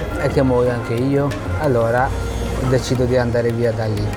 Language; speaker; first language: Italian; non-native, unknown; Bangla